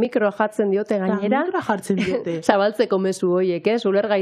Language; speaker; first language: Basque; native; Basque